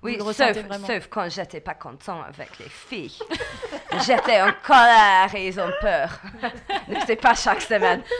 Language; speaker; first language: French; non-native, learner; English